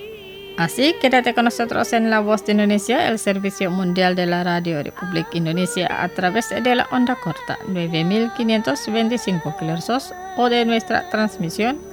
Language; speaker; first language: Spanish; non-native, fluent; Indonesian